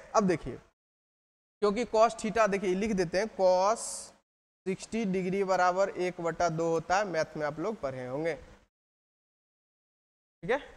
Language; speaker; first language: Hindi; native; Hindi